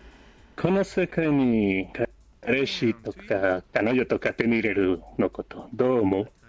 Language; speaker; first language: Japanese; non-native, learner; English